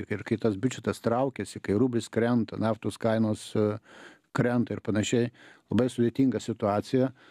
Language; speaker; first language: Lithuanian; native; Lithuanian